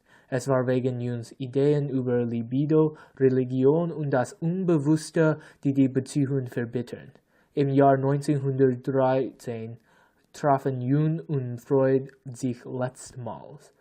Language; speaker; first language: German; non-native, learner; English